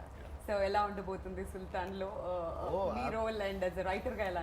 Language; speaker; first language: Telugu; native; Telugu